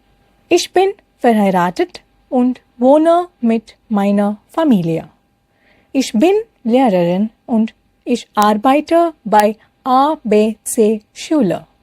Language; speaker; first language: German; non-native, fluent; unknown